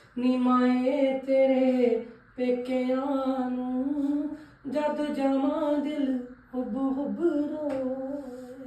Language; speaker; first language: Punjabi; native; Punjabi